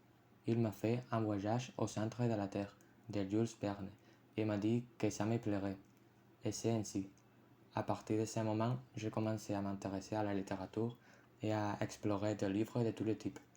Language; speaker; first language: French; non-native, fluent; Spanish